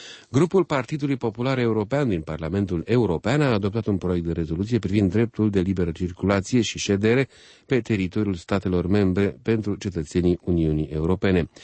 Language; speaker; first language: Romanian; native; Romanian